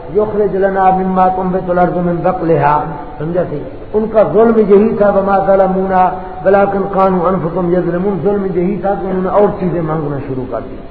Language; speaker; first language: Urdu; non-native, local second language; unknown